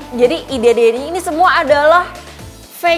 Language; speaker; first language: Indonesian; native; Indonesian